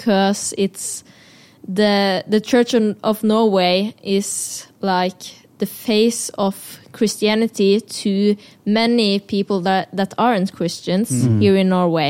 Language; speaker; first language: English; non-native, fluent; Norwegian